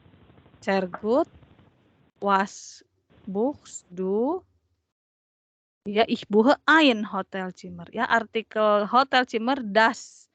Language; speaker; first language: German; non-native, fluent; Indonesian